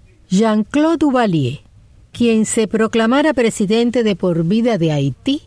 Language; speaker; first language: Spanish; native; Spanish